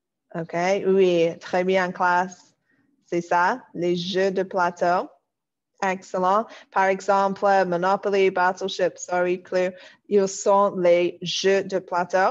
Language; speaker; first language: French; non-native, fluent; English